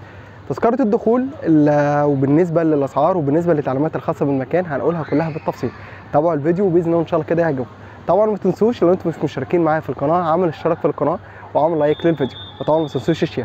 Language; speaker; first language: Arabic; native; Arabic